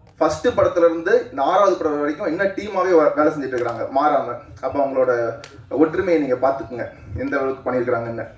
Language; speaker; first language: Tamil; native; Tamil